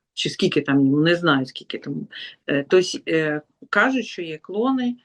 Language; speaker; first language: Ukrainian; non-native, local second language; Russian